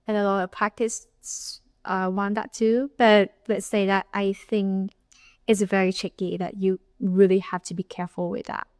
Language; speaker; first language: English; non-native, fluent; Vietnamese